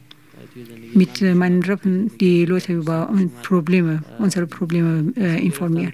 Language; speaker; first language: German; non-native, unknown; Persian